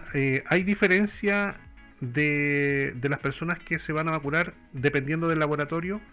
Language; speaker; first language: Spanish; native; Spanish